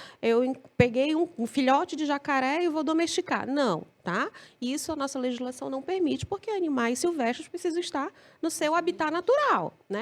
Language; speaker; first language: Portuguese; native; Portuguese